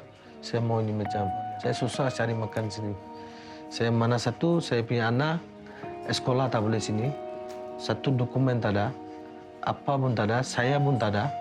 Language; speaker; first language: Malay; non-native, learner; Rohingya